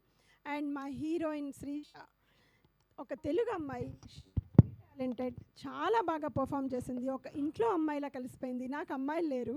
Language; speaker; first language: Telugu; native; Telugu